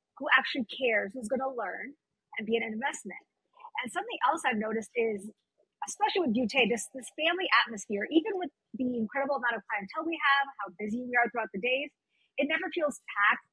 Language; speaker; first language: English; native; English